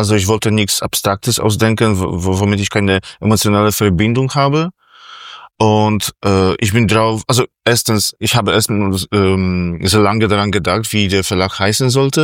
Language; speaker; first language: German; non-native, fluent; Polish